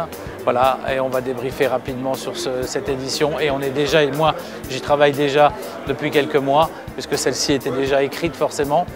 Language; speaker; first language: French; native; French